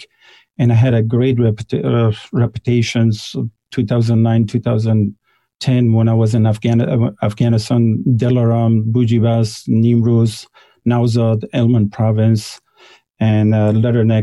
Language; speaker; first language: English; non-native, fluent; Persian